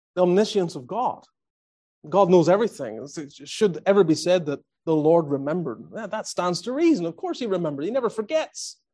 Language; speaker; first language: English; native; English